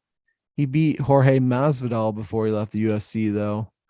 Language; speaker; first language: English; native; English